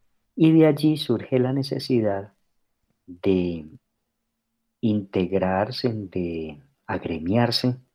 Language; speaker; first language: Spanish; native; Spanish